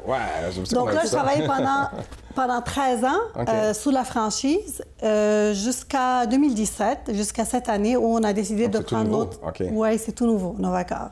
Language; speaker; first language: French; native; French